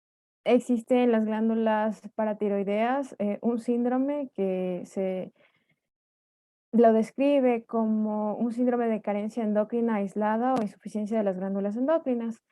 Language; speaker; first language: Spanish; native; Spanish